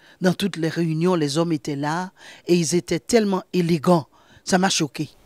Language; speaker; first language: French; non-native, local second language; Haitian Creole